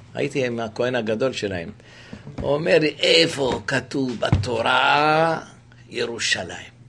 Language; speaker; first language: Hebrew; native; Hebrew